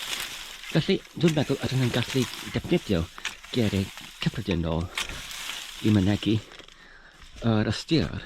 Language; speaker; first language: Welsh; non-native, fluent; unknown